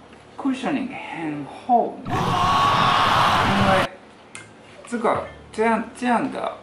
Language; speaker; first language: Chinese; non-native, fluent; Japanese